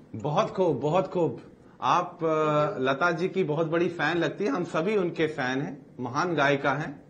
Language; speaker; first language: Hindi; native; Hindi